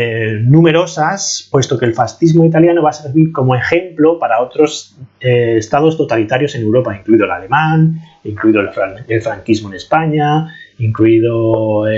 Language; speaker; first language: Spanish; native; Spanish